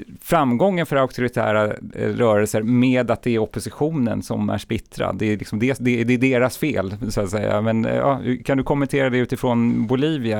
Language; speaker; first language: Swedish; native; Swedish